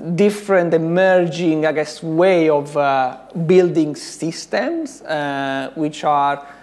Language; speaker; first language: English; non-native, fluent; Italian